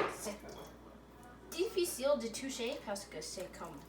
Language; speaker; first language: French; non-native, learner; English